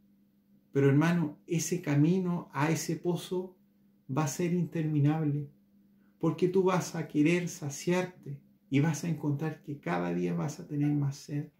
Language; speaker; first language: Spanish; native; Spanish